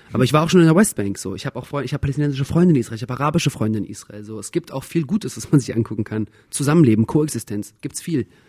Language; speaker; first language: German; early bilingual, other home language; Russian